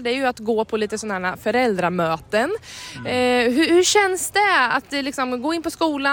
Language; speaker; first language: Swedish; native; Swedish